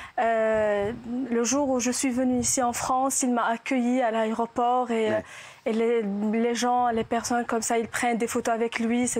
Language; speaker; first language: French; non-native, local second language; Arabic